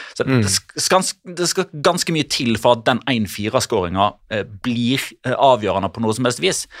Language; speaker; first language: Norwegian; native; Norwegian